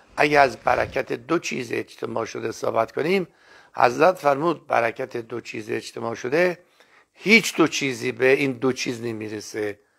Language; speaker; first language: Persian; non-native, local second language; Azerbaijani